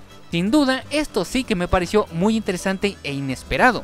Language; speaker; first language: Spanish; native; Spanish